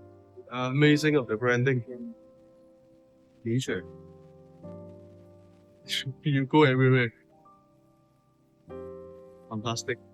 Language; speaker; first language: English; non-native, local second language; Chinese